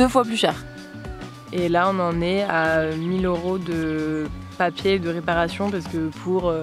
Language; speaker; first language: French; native; French